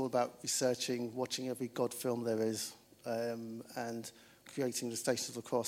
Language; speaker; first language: English; native; English